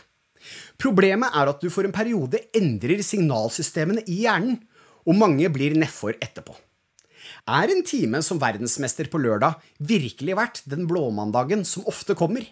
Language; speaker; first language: Norwegian; native; Norwegian